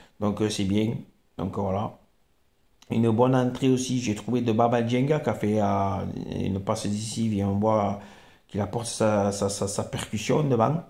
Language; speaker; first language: French; native; French